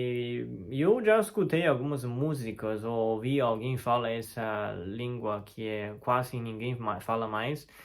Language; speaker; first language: Portuguese; non-native, fluent; Chinese